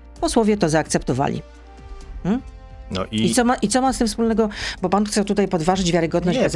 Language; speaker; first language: Polish; native; Polish